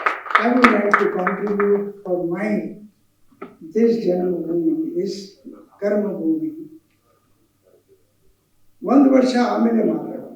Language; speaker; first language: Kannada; non-native, local second language; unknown